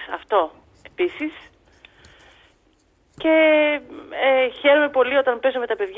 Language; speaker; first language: Greek; native; Greek